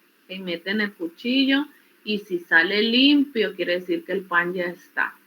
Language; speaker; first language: Spanish; native; Spanish